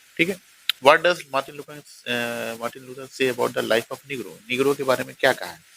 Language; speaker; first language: Hindi; native; Hindi